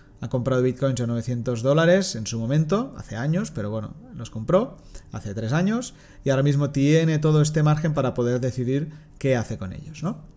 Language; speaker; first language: Spanish; non-native, local second language; Catalan